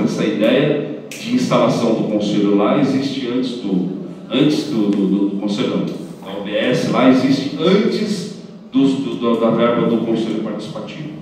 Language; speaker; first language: Portuguese; native; Portuguese